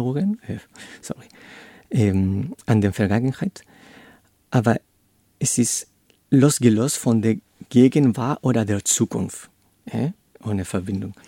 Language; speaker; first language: German; non-native, learner; Spanish